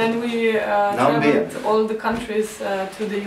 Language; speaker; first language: English; non-native, learner; Slovenian